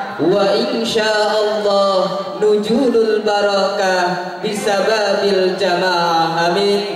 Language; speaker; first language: Arabic; non-native, learner; Indonesian